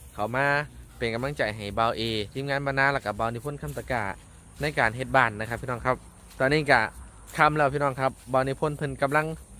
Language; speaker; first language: Thai; non-native, local second language; Northeastern Thai